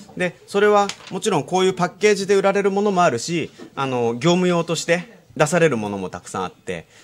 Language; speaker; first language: Japanese; native; Japanese